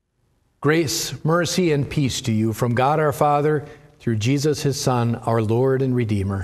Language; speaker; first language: English; native; English